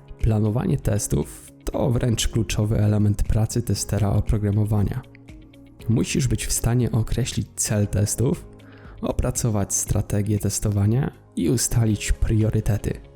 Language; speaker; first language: Polish; native; Polish